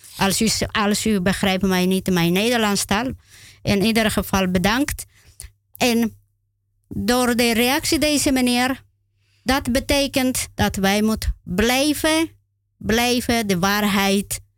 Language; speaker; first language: Dutch; non-native, learner; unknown